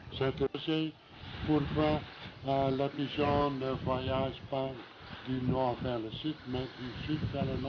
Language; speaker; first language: French; non-native, learner; Dutch